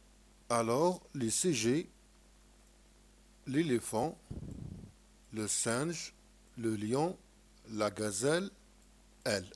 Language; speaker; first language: French; non-native, local second language; Arabic